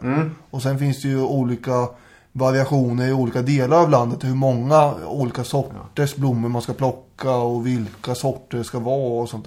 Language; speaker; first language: Swedish; native; Swedish